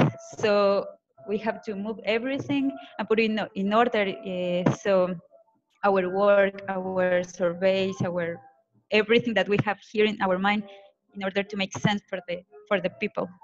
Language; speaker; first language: English; non-native, fluent; Spanish